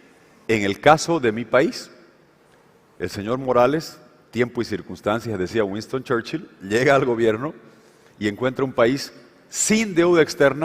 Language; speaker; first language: Spanish; native; Spanish